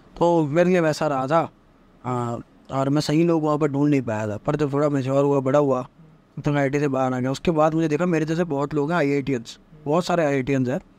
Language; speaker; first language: Hindi; native; Hindi